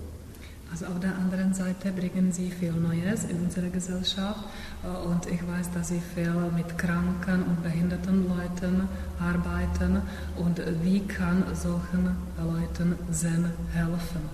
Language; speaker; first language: German; non-native, fluent; Czech